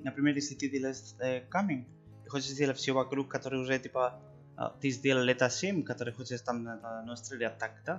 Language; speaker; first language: Russian; non-native, learner; Spanish